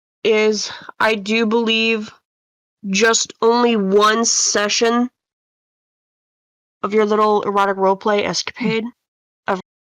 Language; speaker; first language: English; native; English